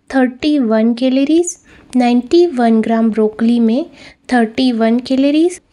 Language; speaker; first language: Hindi; non-native, local second language; Gujarati